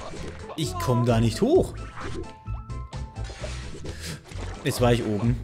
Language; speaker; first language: German; native; German